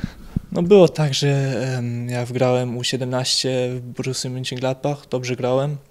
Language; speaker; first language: Polish; early bilingual, heritage; Polish